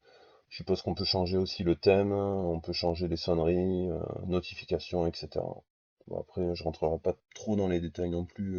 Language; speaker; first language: French; native; French